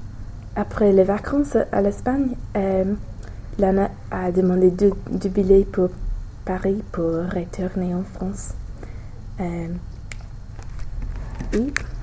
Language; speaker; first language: French; non-native, learner; English